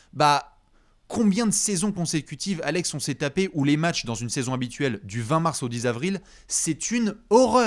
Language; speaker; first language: French; native; French